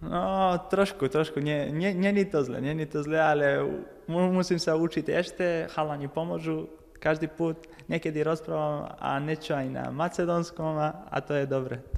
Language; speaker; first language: Slovak; non-native, learner; Macedonian